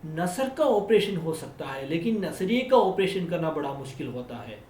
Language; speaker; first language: Hindi; non-native, local second language; Malayalam